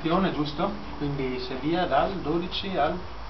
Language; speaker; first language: Italian; native; Italian